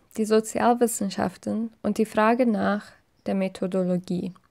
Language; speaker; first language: German; non-native, fluent; English